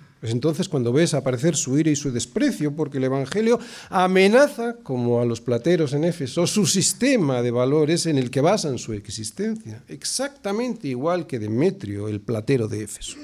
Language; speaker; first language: Spanish; native; Spanish